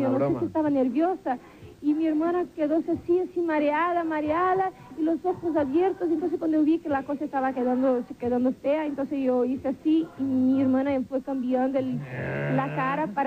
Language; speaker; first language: Spanish; non-native, fluent; Portuguese